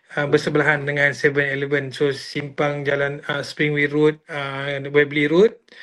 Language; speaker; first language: Malay; native; Malay